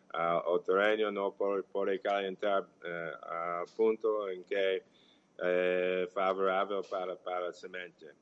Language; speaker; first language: Portuguese; non-native, fluent; English